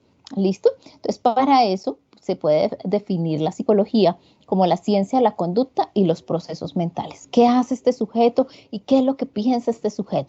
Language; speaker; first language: Spanish; native; Spanish